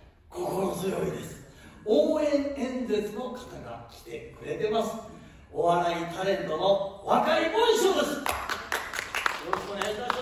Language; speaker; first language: Japanese; native; Japanese